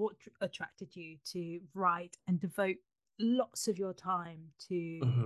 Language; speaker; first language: English; native; English